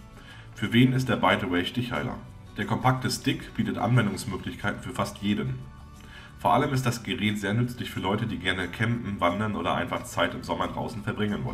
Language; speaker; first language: German; native; German